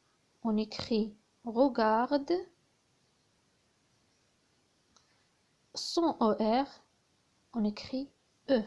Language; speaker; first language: French; non-native, learner; Arabic